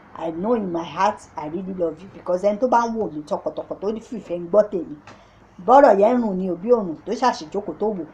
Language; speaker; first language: English; non-native, local second language; Yoruba